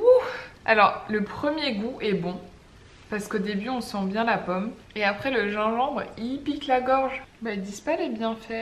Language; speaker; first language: French; native; French